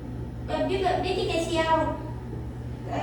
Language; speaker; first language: English; non-native, learner; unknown